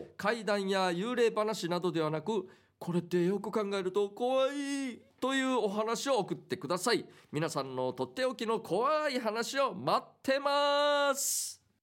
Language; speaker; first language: Japanese; native; Japanese